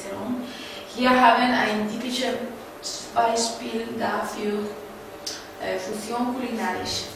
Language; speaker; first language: German; non-native, fluent; Spanish